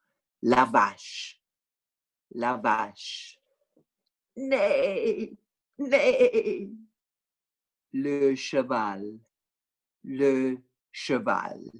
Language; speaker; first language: French; non-native, fluent; English